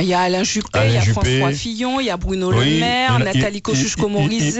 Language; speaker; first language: French; native; French